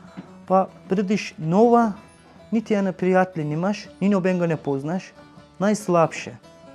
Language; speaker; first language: Slovenian; non-native, learner; Turkish